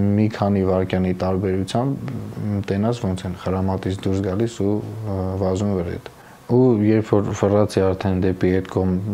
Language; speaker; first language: Armenian; native; Armenian